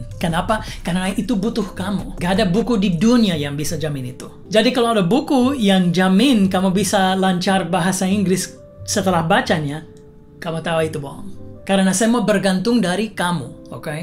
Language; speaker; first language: Indonesian; non-native, fluent; English